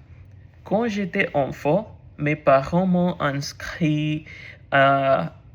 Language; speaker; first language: French; non-native, learner; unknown